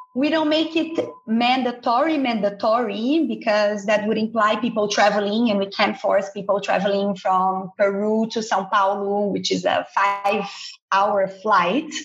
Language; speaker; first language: English; non-native, fluent; Portuguese